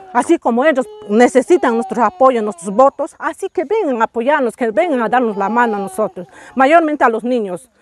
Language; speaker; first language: Spanish; native; Spanish